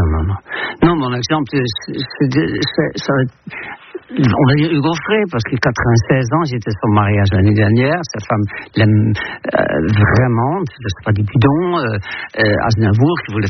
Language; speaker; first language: French; non-native, fluent; Dutch